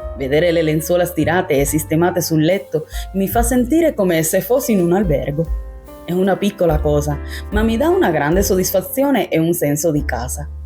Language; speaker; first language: Italian; non-native, fluent; Spanish